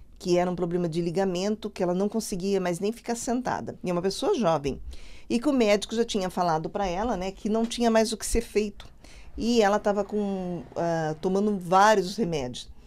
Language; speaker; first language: Portuguese; native; Portuguese